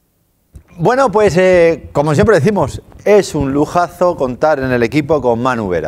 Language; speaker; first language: Spanish; native; Spanish